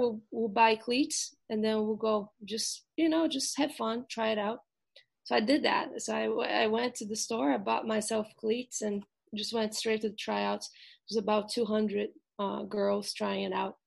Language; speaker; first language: English; non-native, fluent; Portuguese